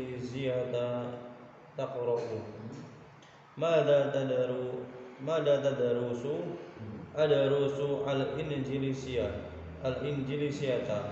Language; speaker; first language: Arabic; non-native, learner; Indonesian